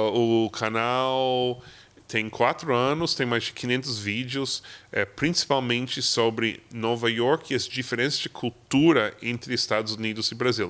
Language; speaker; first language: Portuguese; non-native, fluent; English